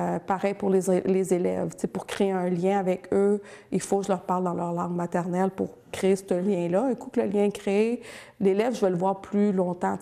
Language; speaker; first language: French; native; French